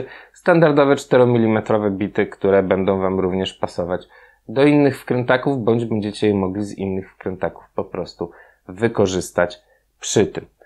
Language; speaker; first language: Polish; native; Polish